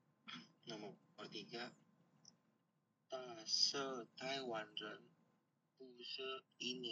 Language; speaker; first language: Chinese; non-native, learner; Indonesian